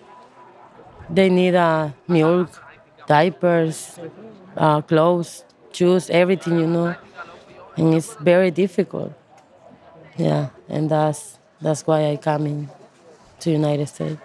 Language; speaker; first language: English; non-native, learner; Spanish